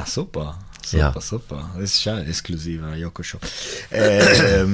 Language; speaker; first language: German; non-native, local second language; Italian